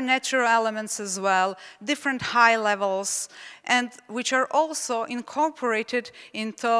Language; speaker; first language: English; non-native, fluent; Czech